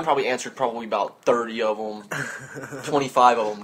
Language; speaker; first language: English; native; English